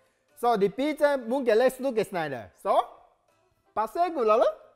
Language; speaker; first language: German; non-native, learner; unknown